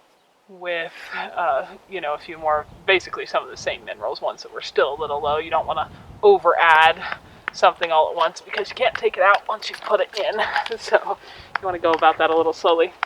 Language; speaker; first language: English; native; English